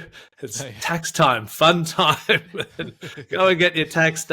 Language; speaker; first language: English; native; English